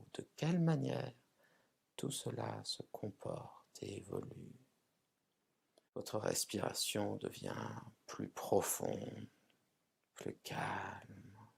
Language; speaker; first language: French; native; French